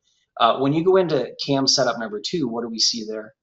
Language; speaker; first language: English; native; English